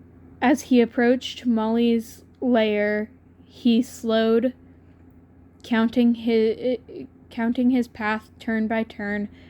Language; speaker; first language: English; native; English